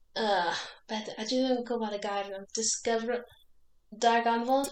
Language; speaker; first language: Welsh; non-native, learner; English